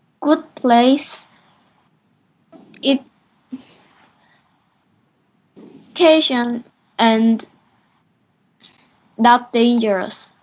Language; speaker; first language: English; non-native, learner; Korean